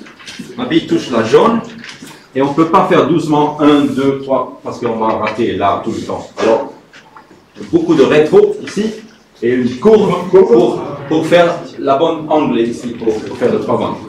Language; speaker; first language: French; non-native, fluent; Swedish